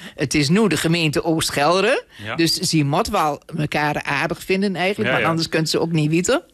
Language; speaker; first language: Dutch; native; Dutch